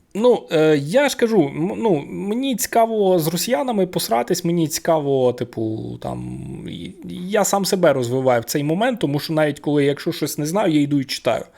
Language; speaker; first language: Ukrainian; native; Ukrainian